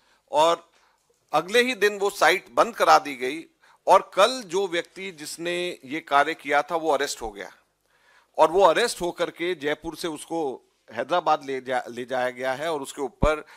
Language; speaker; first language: Hindi; native; Hindi